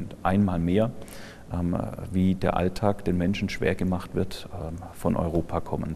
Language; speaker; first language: German; native; German